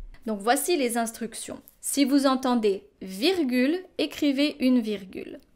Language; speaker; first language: French; native; French